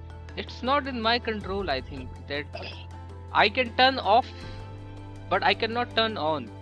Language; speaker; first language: English; non-native, local second language; Hindi